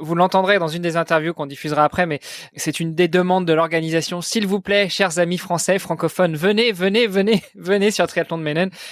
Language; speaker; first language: French; native; French